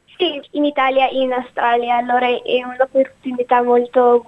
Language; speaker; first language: Italian; non-native, learner; English